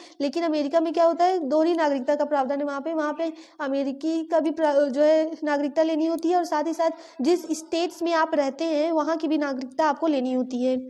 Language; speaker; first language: Hindi; native; Hindi